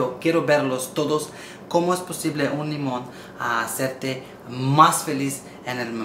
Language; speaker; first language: Spanish; non-native, learner; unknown